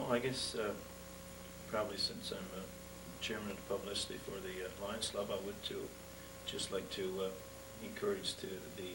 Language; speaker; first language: English; native; English